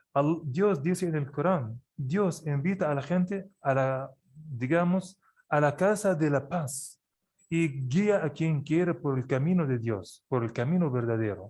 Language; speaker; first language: Spanish; non-native, fluent; Arabic